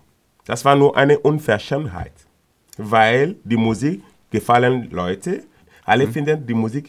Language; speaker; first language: German; non-native, learner; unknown